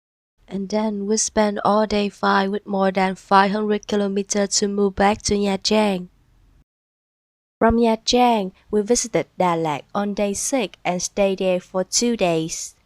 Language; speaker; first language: English; non-native, learner; Vietnamese